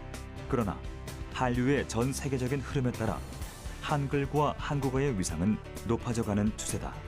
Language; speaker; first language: Korean; native; Korean